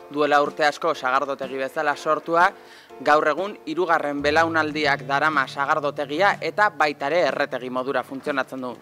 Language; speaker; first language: Basque; native; Basque